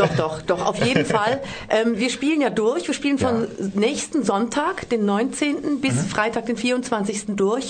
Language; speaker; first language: German; native; German